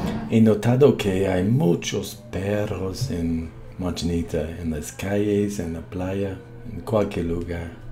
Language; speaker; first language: Spanish; non-native, learner; English